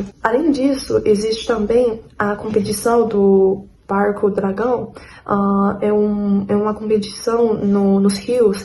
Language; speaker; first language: Portuguese; non-native, fluent; Chinese